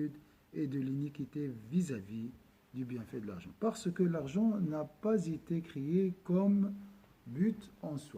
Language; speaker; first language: French; non-native, local second language; Arabic